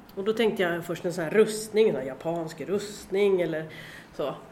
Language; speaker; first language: Swedish; native; Swedish